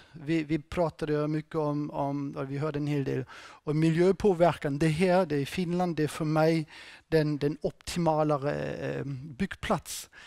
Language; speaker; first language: Swedish; non-native, fluent; German